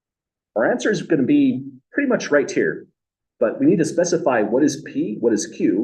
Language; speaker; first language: English; native; English